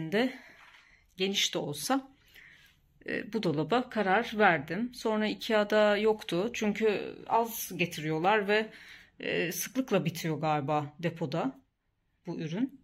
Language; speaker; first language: Turkish; native; Turkish